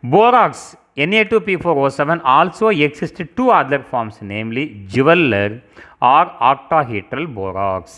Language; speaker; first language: English; non-native, local second language; Tamil